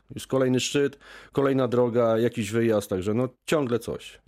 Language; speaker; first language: Polish; native; Polish